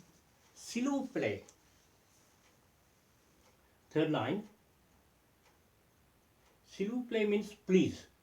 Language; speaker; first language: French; non-native, learner; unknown